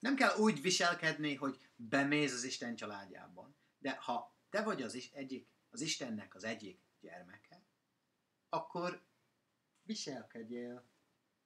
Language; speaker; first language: Hungarian; non-native, fluent; English